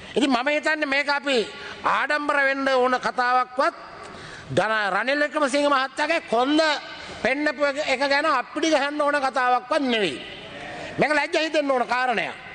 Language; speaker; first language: Sinhala; native; Sinhala